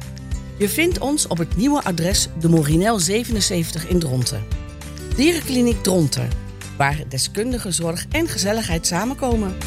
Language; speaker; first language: Dutch; native; Dutch